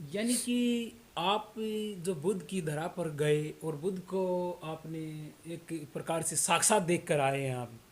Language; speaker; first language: Hindi; native; Hindi